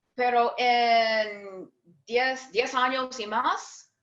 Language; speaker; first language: Spanish; non-native, learner; English